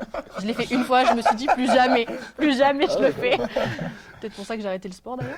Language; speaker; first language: French; native; French